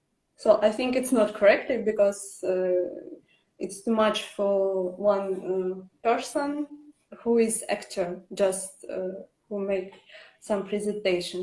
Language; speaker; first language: English; non-native, learner; Russian